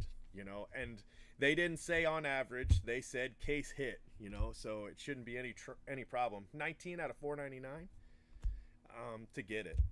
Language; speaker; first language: English; native; English